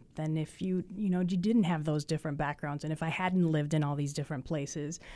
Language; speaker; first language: English; early bilingual, other home language; Spanish